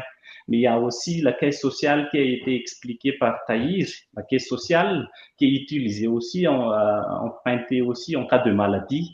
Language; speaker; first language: French; non-native, local second language; Malagasy